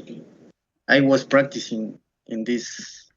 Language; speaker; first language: English; non-native, learner; Spanish